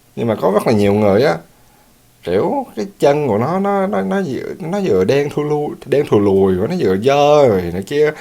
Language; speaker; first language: Vietnamese; early bilingual, heritage; Vietnamese